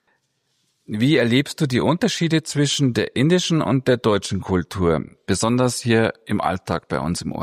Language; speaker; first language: German; native; German